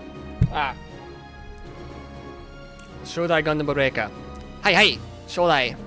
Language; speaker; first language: Japanese; non-native, learner; English